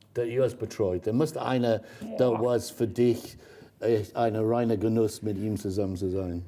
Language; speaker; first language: German; non-native, fluent; English